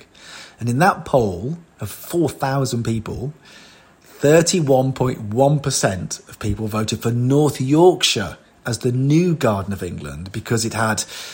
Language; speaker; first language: English; native; English